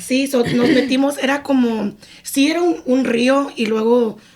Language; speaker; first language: Spanish; early bilingual, other home language; English